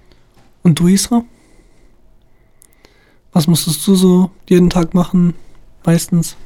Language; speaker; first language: German; native; German